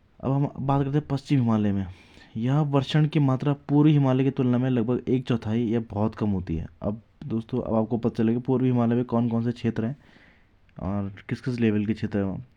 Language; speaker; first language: Hindi; native; Hindi